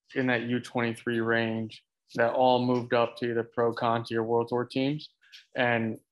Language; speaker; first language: English; native; English